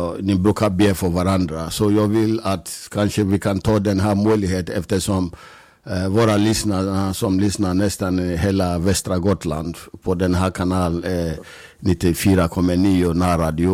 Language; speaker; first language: Swedish; non-native, fluent; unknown